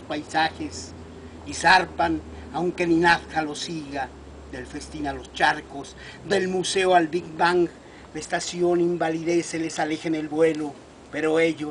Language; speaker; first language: Spanish; native; Spanish